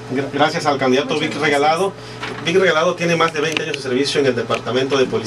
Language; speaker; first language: Spanish; native; Spanish